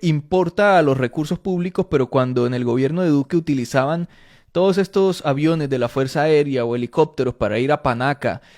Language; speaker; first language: Spanish; native; Spanish